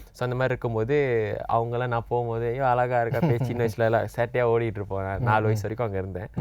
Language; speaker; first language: Tamil; non-native, local second language; Malay